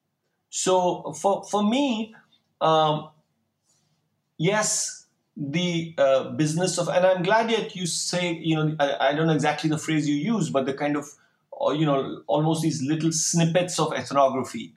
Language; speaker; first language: English; non-native, local second language; Hindi